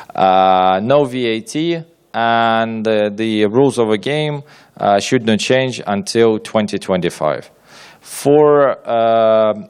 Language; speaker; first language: English; non-native, fluent; Ukrainian